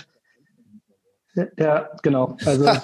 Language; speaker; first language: German; native; German